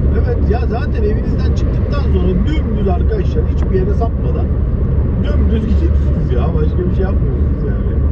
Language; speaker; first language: Turkish; early bilingual, heritage; Turkish